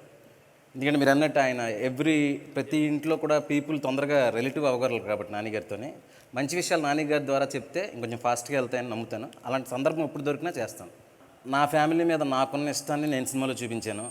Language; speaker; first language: Telugu; native; Telugu